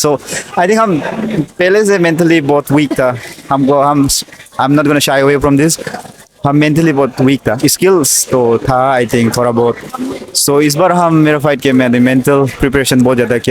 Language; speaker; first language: Hindi; non-native, local second language; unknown